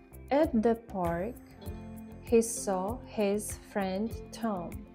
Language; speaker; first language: English; non-native, fluent; Ukrainian